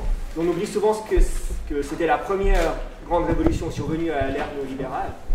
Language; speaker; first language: French; native; French